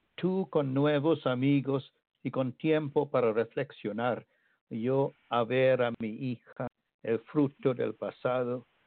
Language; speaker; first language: Spanish; non-native, fluent; Tamil